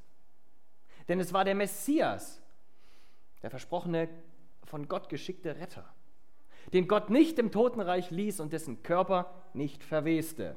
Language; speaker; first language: German; native; German